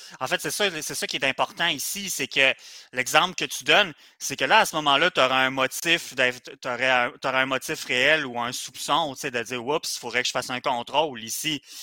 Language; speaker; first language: French; native; French